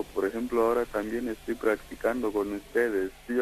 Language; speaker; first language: Spanish; non-native, fluent; Kikuyu